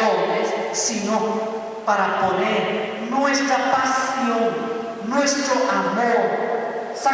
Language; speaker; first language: Spanish; non-native, fluent; Vietnamese